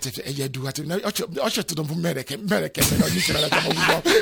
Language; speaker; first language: Hungarian; non-native, fluent; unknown